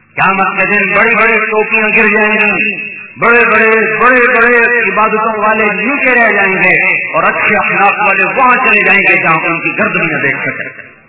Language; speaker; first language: Urdu; non-native, local second language; Punjabi